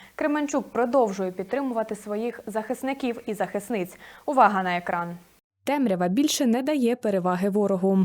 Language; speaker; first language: Ukrainian; native; Ukrainian